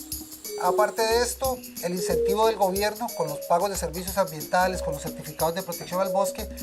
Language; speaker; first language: Spanish; native; Spanish